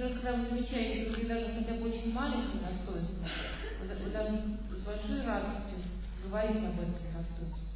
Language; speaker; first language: Russian; native; Russian